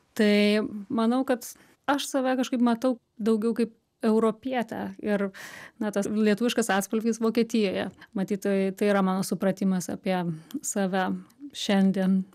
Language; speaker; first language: Lithuanian; native; Lithuanian